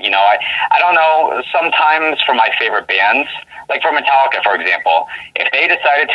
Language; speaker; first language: English; native; English